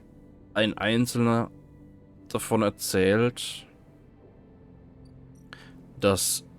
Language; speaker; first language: German; native; German